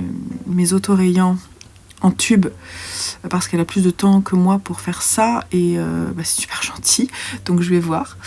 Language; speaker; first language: French; native; French